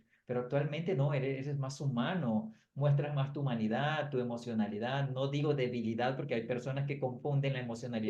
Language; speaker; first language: Spanish; native; Spanish